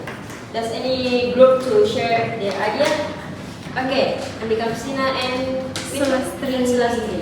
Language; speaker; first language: English; non-native, learner; Indonesian